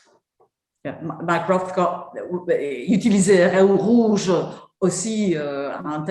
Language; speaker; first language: French; non-native, fluent; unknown